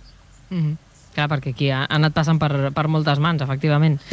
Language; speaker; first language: Catalan; native; Catalan